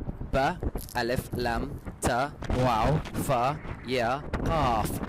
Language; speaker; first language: Arabic; non-native, learner; English